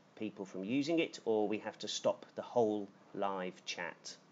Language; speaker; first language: English; native; English